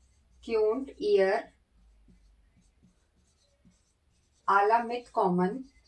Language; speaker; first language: German; non-native, learner; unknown